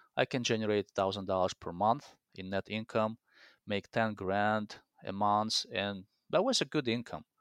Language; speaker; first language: English; non-native, fluent; Russian